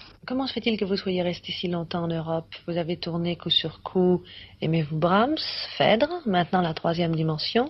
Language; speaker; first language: French; native; French